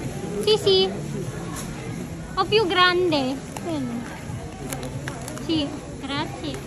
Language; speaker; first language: Italian; non-native, fluent; Filipino